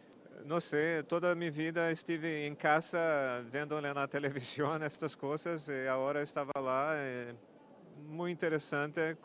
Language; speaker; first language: Spanish; non-native, fluent; Portuguese